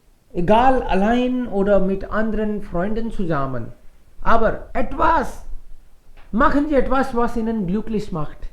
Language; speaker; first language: German; non-native, fluent; Hindi